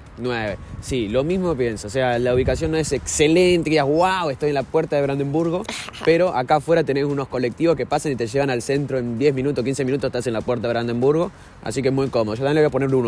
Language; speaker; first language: Spanish; native; Spanish